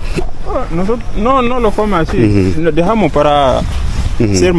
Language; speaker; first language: Spanish; non-native, learner; Filipino